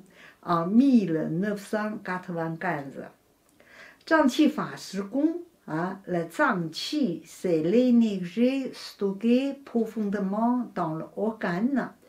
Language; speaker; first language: French; non-native, fluent; Chinese